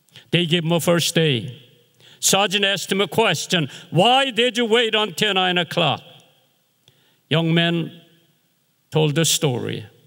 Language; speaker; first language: English; non-native, fluent; Korean